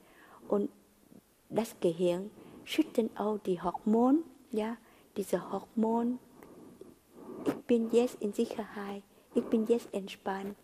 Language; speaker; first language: German; non-native, fluent; Vietnamese